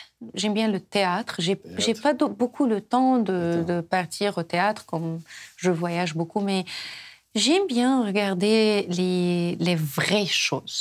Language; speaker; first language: French; non-native, fluent; Arabic